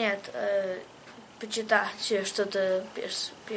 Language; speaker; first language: Russian; early bilingual, heritage; Russian